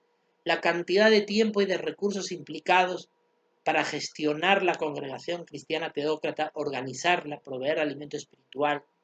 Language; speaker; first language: Spanish; native; Spanish